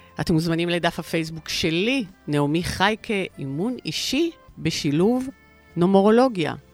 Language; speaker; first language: Hebrew; native; Hebrew